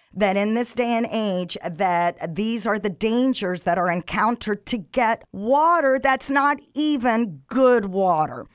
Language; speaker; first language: English; non-native, fluent; Arabic